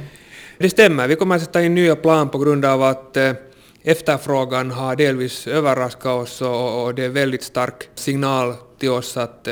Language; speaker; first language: Swedish; native; Swedish